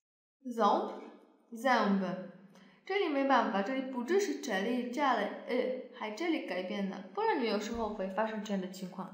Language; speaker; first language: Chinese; non-native, fluent; Polish